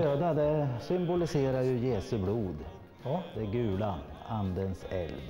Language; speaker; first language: Swedish; native; Swedish